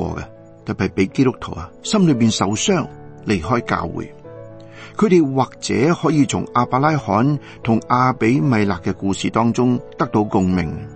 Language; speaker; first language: Chinese; non-native, local second language; Cantonese